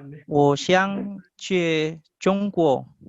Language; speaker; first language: Chinese; non-native, learner; Indonesian